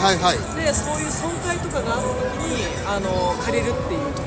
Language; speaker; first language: Japanese; native; Japanese